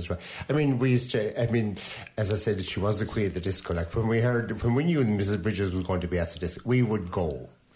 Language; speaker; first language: English; native; English